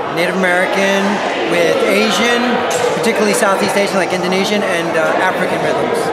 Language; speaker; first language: English; native; English